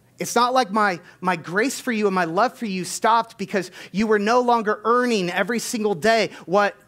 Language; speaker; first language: English; native; English